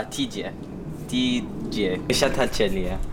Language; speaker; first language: Russian; non-native, learner; English